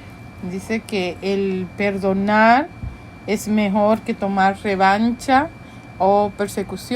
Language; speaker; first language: Spanish; early bilingual, heritage; Spanish